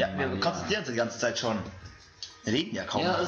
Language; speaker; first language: German; native; German